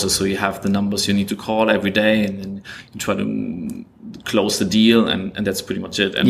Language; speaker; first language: English; non-native, fluent; German